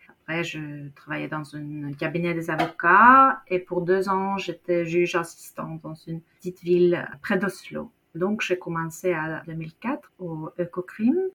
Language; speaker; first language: French; non-native, fluent; Norwegian